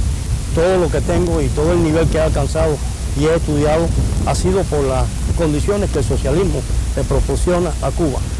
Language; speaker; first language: Spanish; native; Spanish